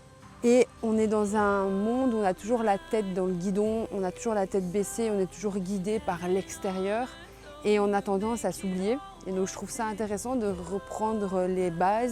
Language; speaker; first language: French; native; French